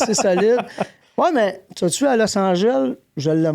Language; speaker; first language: French; native; French